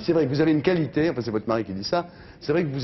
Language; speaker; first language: French; native; French